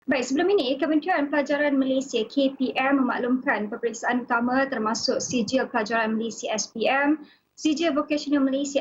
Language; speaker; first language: Malay; native; Malay